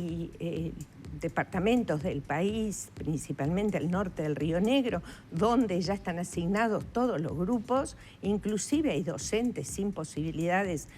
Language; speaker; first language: Spanish; native; Spanish